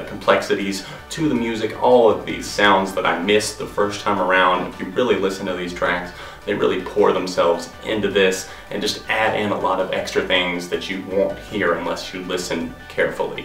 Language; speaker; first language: English; native; English